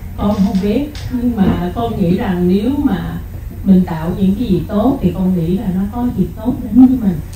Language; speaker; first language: Vietnamese; native; Vietnamese